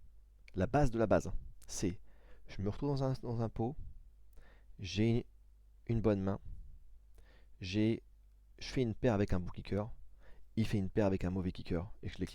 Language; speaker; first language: French; native; French